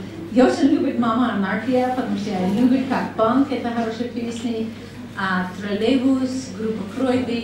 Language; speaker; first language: Russian; non-native, learner; English